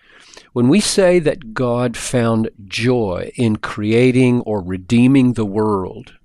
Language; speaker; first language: English; native; English